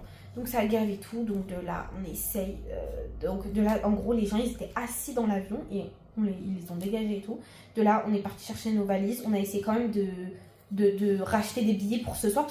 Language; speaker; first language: French; native; French